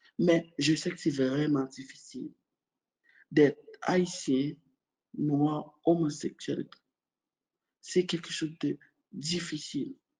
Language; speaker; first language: French; non-native, local second language; Haitian Creole